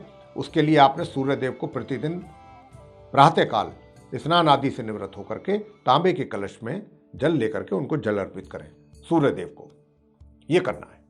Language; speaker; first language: Hindi; native; Hindi